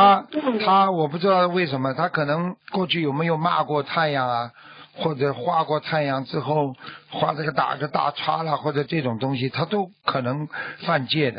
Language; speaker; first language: Chinese; native; Chinese